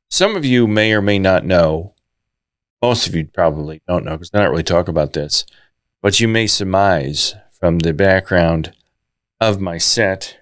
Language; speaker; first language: English; native; English